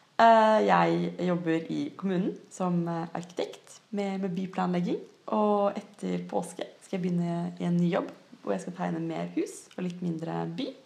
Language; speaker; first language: Norwegian; native; Norwegian